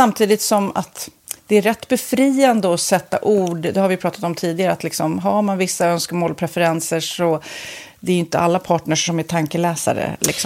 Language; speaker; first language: Swedish; native; Swedish